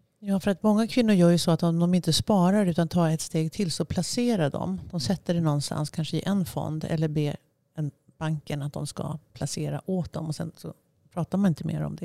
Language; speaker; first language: Swedish; native; Swedish